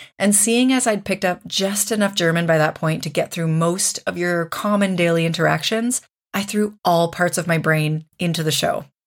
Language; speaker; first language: English; native; English